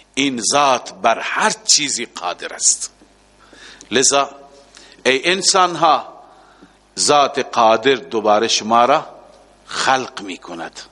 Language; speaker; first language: Persian; native; Persian